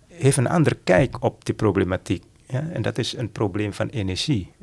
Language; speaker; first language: Dutch; non-native, fluent; Malay